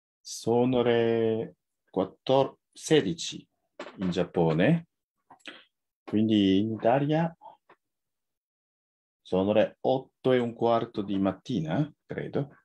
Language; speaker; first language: Italian; non-native, fluent; Japanese